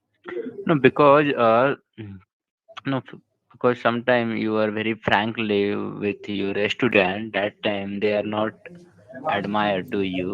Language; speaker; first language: English; non-native, local second language; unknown